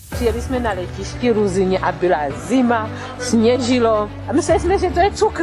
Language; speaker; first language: Czech; early bilingual, other home language; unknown